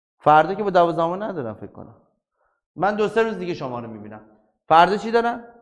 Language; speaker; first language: Persian; native; Persian